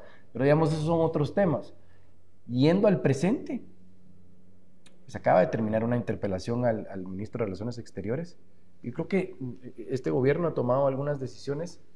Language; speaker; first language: Spanish; native; Spanish